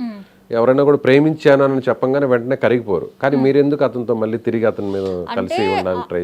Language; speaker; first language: Telugu; native; Telugu